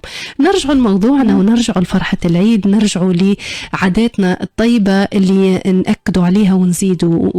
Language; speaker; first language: Arabic; native; Arabic